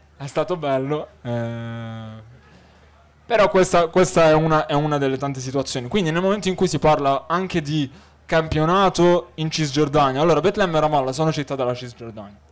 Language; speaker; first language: Italian; early bilingual, other home language; Arabic